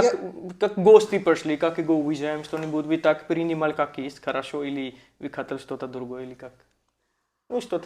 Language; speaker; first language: Russian; non-native, learner; Hindi